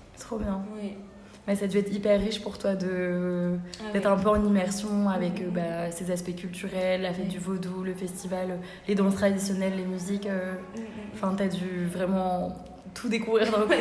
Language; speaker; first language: French; native; French